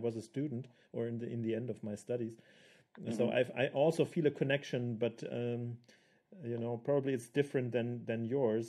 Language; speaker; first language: English; non-native, fluent; German